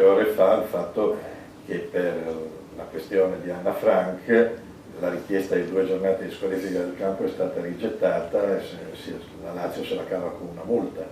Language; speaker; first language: Italian; native; Italian